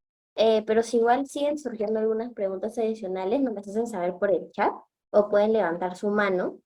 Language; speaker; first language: Spanish; native; Spanish